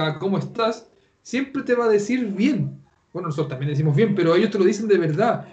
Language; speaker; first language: Spanish; native; Spanish